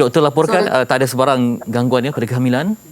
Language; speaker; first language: Malay; native; Malay